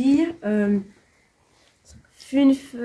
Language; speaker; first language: German; non-native, learner; French